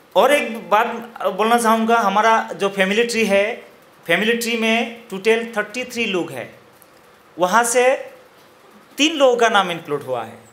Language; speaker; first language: Hindi; non-native, local second language; Bangla